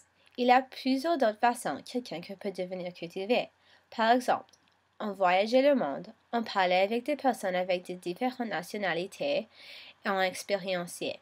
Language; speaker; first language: French; non-native, local second language; English